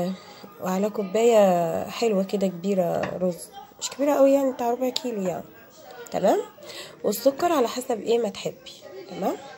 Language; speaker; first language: Arabic; native; Arabic